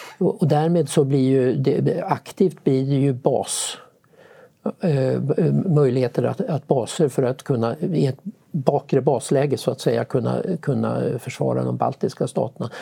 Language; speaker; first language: Swedish; native; Swedish